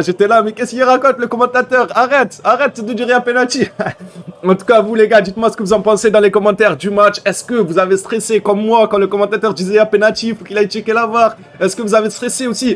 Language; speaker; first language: French; native; French